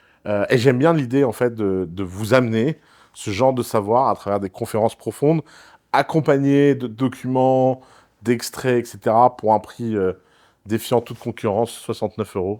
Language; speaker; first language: French; native; French